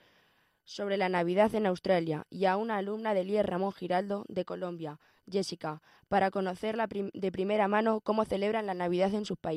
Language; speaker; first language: Spanish; native; Spanish